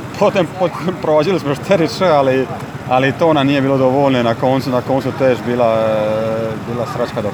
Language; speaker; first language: Polish; non-native, learner; Croatian